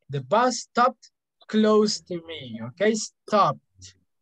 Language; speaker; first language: English; non-native, fluent; Spanish